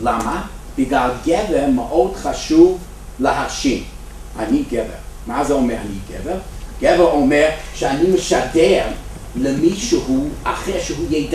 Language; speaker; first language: Hebrew; non-native, fluent; English